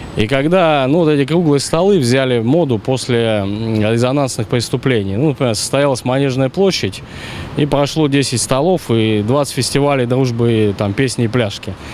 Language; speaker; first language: Russian; native; Russian